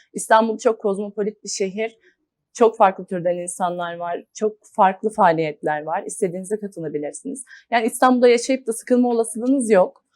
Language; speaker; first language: Turkish; native; Turkish